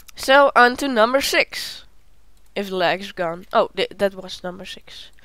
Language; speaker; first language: English; non-native, learner; Dutch